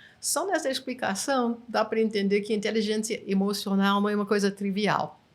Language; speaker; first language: Portuguese; non-native, fluent; English